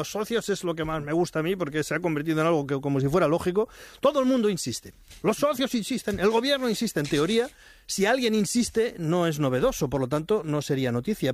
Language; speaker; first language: Spanish; native; Spanish